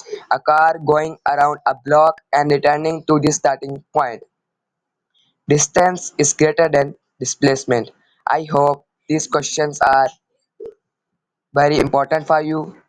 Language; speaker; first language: English; non-native, local second language; Urdu